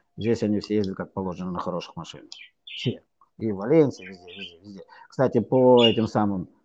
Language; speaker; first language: Russian; native; Russian